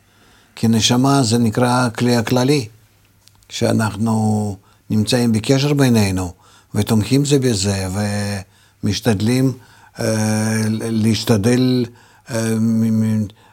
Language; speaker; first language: Hebrew; non-native, fluent; Russian